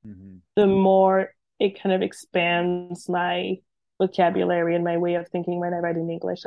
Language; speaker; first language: English; non-native, fluent; French